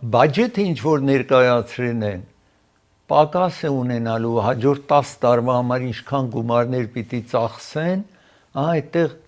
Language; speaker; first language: Armenian; native; Armenian